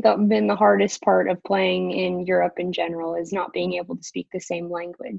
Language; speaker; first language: English; native; English